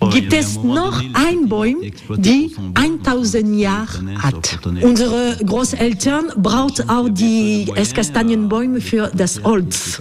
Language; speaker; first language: German; non-native, fluent; French